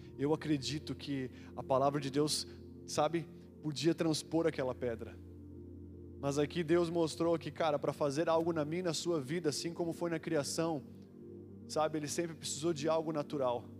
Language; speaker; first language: Portuguese; native; Portuguese